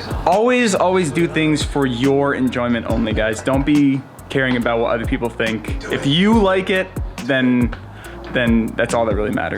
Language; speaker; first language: English; native; English